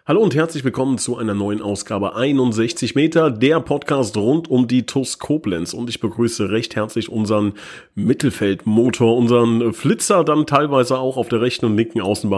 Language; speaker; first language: German; native; German